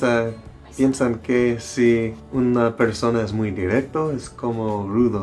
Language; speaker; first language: Spanish; non-native, learner; English